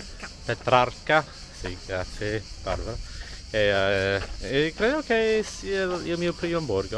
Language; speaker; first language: Italian; non-native, fluent; English